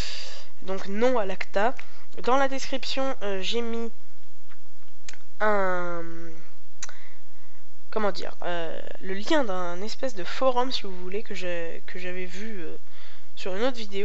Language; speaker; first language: French; native; French